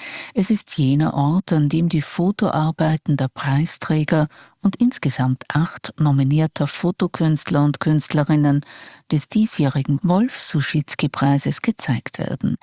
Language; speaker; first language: German; native; German